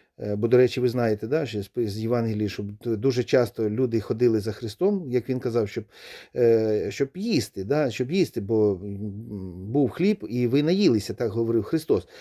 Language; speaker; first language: Ukrainian; non-native, local second language; Russian